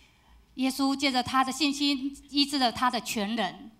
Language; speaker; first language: Chinese; native; Chinese